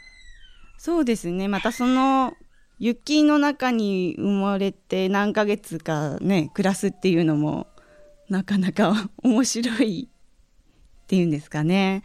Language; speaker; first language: Japanese; native; Japanese